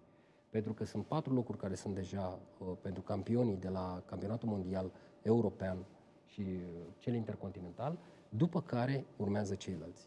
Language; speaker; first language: Romanian; native; Romanian